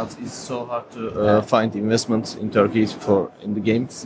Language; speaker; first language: English; non-native, learner; Turkish